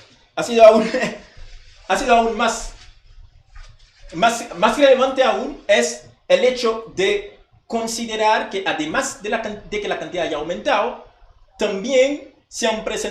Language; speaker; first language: Spanish; non-native, fluent; Haitian Creole